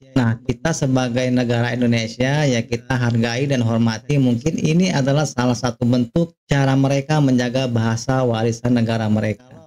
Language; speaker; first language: Indonesian; native; Indonesian